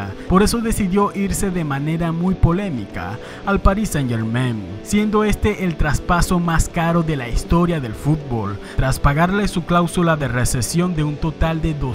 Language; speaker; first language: Spanish; native; Spanish